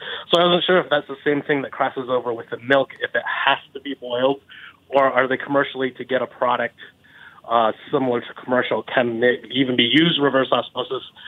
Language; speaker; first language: English; native; English